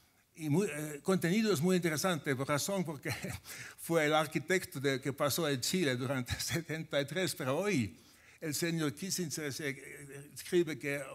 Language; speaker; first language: Spanish; non-native, fluent; Finnish